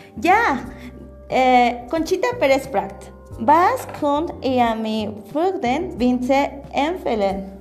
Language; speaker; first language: German; non-native, learner; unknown